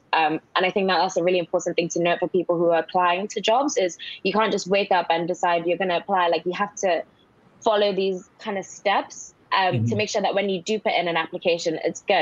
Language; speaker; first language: English; non-native, local second language; Yoruba